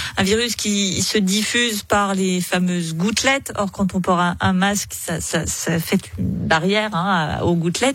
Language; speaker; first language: French; native; French